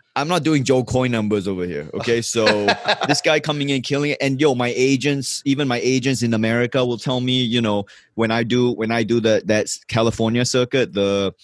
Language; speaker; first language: English; native; English